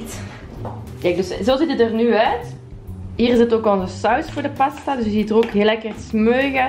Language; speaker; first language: Dutch; native; Dutch